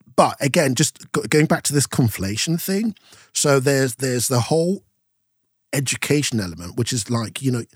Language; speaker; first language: English; non-native, local second language; Yoruba